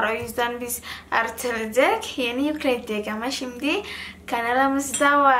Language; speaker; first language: Turkish; non-native, learner; Indonesian